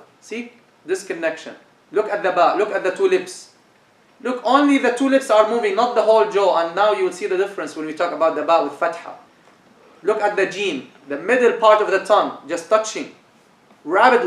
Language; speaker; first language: English; non-native, fluent; Arabic